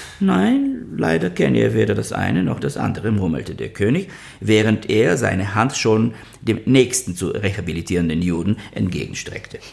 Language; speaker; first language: German; non-native, fluent; Bulgarian